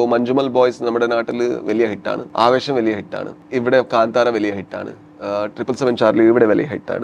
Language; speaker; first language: Malayalam; non-native, learner; Kannada